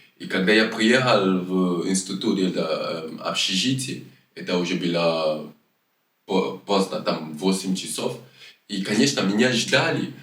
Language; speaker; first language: Russian; non-native, fluent; French